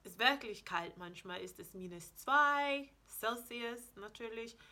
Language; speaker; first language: German; non-native, fluent; English